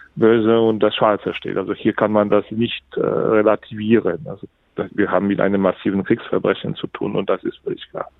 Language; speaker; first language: German; non-native, fluent; Polish